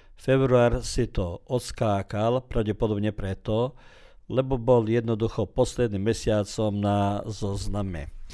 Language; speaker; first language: Slovak; early bilingual, heritage; Slovak